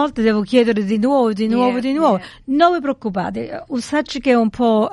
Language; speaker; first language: Italian; early bilingual, heritage; Italian